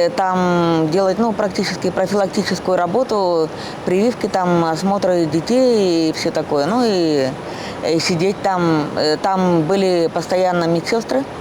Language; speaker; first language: Russian; native; Russian